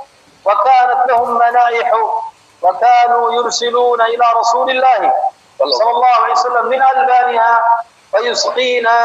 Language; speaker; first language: Arabic; non-native, fluent; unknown